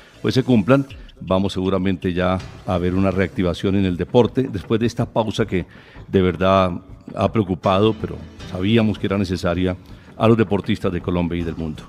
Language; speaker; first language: Spanish; native; Spanish